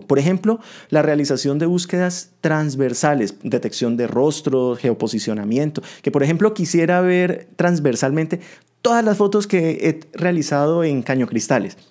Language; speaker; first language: Spanish; native; Spanish